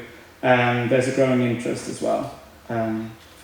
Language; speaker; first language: English; non-native, fluent; Faroese